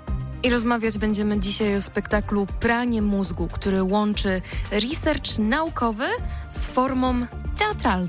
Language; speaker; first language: Polish; native; Polish